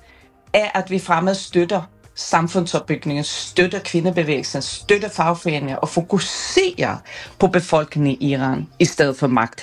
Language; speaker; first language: Danish; early bilingual, other home language; Persian